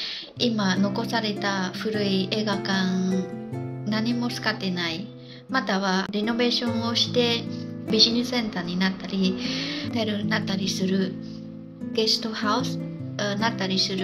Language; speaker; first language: Japanese; non-native, fluent; Khmer